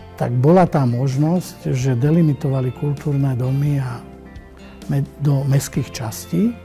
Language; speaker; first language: Slovak; non-native, local second language; Croatian